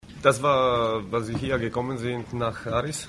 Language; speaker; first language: German; non-native, fluent; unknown